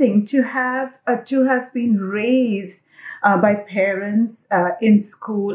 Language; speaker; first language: English; non-native, local second language; Assamese